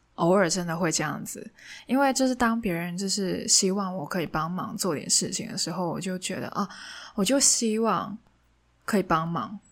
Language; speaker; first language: Chinese; non-native, local second language; Cantonese